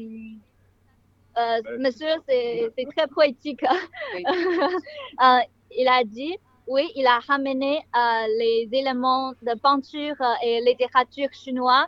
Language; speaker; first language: French; non-native, learner; Chinese